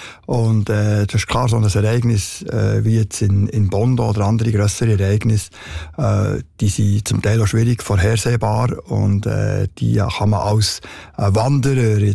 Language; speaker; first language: German; native; German